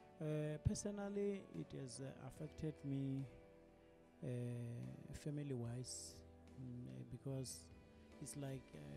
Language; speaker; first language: English; non-native, local second language; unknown